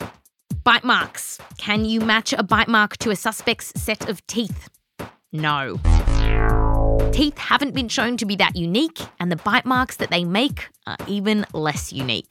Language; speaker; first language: English; native; English